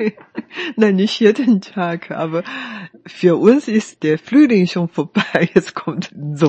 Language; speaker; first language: German; non-native, fluent; Chinese